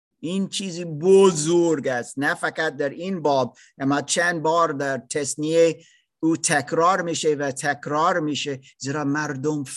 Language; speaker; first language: Persian; non-native, learner; German